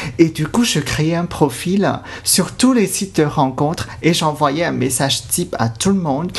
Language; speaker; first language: French; non-native, fluent; Cantonese